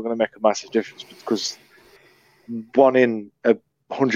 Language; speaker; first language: English; native; English